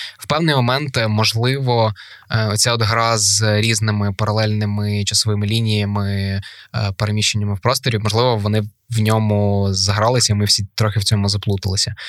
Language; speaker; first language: Ukrainian; native; Ukrainian